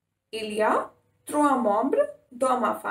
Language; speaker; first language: French; non-native, fluent; Hindi